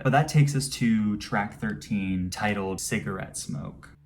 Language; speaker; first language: English; native; English